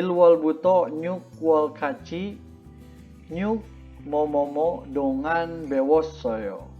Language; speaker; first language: Korean; non-native, learner; Indonesian